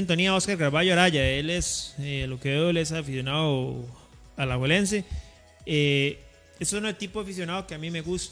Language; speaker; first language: Spanish; native; Spanish